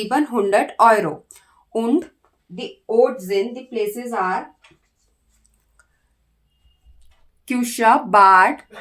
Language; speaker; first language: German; non-native, learner; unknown